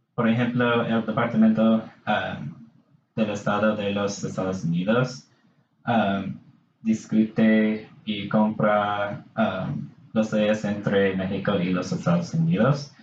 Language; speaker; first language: Spanish; non-native, learner; English